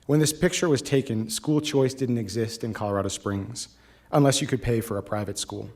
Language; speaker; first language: English; native; English